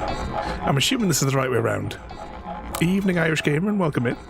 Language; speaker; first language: English; native; English